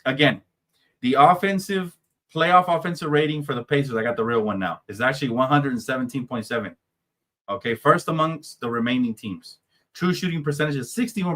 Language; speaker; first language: English; native; English